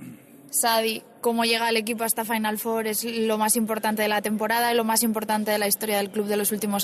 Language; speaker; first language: Spanish; native; Spanish